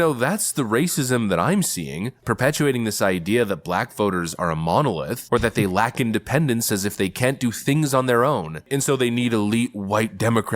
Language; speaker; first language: English; native; English